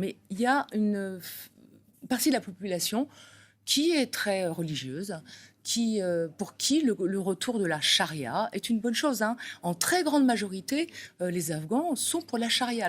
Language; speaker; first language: French; native; French